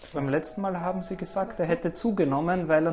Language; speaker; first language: German; native; German